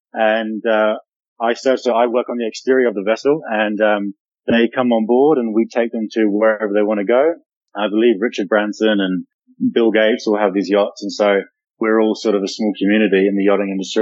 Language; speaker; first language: English; native; English